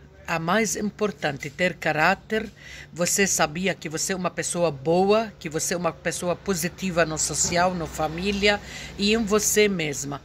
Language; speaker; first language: Portuguese; non-native, fluent; Arabic